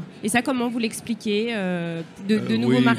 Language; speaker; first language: French; native; French